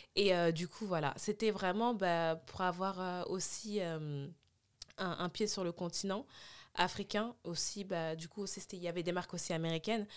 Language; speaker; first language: French; native; French